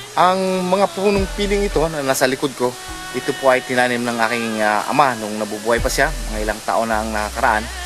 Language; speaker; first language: Filipino; non-native, local second language; Bikol